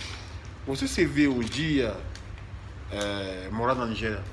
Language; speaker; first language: Portuguese; non-native, fluent; Yoruba